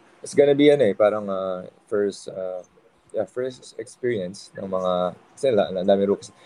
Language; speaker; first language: Filipino; non-native, local second language; Pampanga